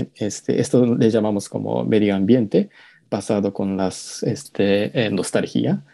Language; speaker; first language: Spanish; non-native, learner; Japanese